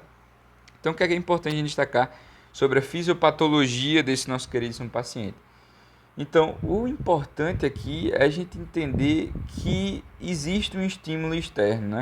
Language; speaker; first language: Portuguese; native; Portuguese